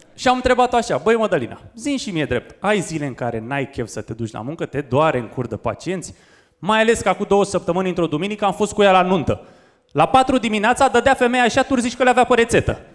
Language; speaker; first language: Romanian; native; Romanian